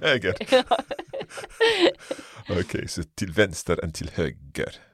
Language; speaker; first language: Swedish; non-native, learner; English